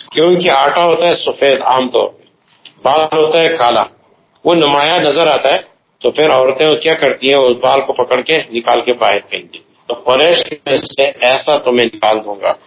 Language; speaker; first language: Urdu; non-native, local second language; Pashto